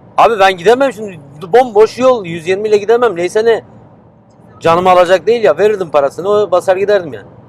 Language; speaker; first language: Turkish; early bilingual, heritage; Turkish